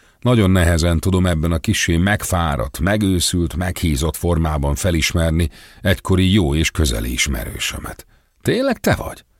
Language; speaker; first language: Hungarian; native; Hungarian